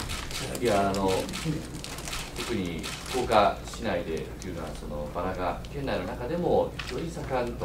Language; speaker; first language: Japanese; native; Japanese